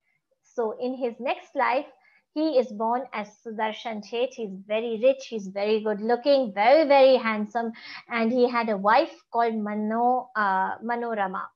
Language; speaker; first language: English; non-native, local second language; Gujarati